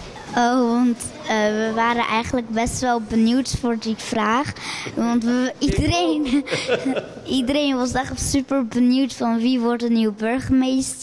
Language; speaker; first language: Dutch; early bilingual, other home language; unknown